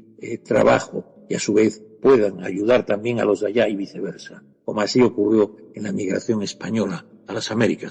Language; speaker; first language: Spanish; native; Spanish